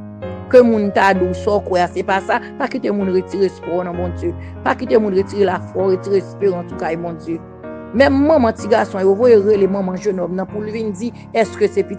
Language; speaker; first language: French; non-native, local second language; Haitian Creole